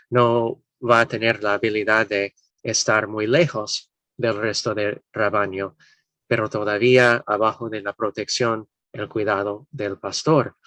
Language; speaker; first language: Spanish; non-native, fluent; English